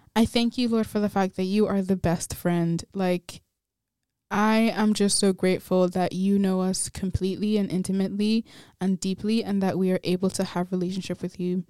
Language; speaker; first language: English; early bilingual, other home language; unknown